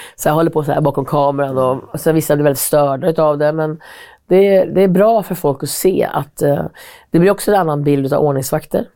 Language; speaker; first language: Swedish; native; Swedish